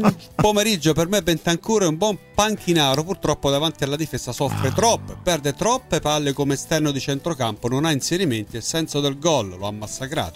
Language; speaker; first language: Italian; native; Italian